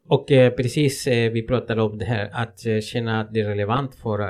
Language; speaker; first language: Swedish; non-native, fluent; Spanish